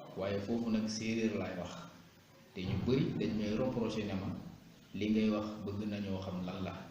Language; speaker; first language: Wolof; non-native, local second language; Serer